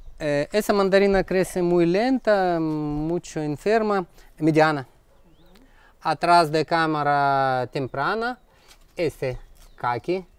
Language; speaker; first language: Spanish; non-native, learner; Russian